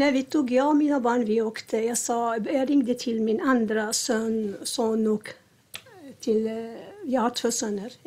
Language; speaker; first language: Swedish; non-native, learner; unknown